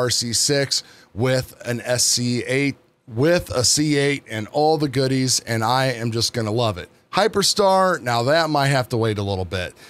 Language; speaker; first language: English; native; English